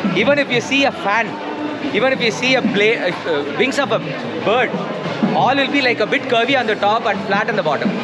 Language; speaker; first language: English; non-native, local second language; Tamil